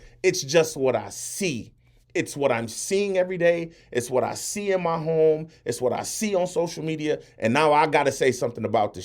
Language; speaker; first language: English; native; English